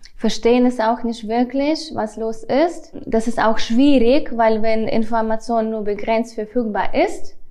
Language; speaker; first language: German; non-native, fluent; Russian